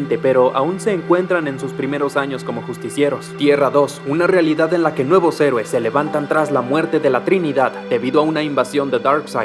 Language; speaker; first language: Spanish; native; Spanish